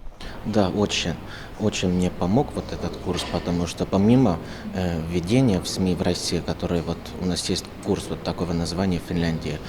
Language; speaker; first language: Russian; non-native, fluent; Finnish